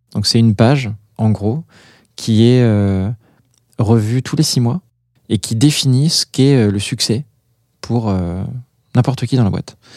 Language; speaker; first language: French; native; French